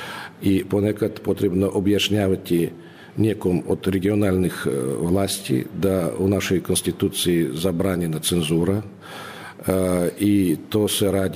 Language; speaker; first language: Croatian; non-native, fluent; Russian